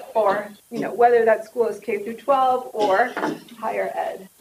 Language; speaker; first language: English; native; English